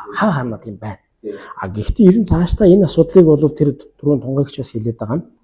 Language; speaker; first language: Mongolian; non-native, local second language; Kazakh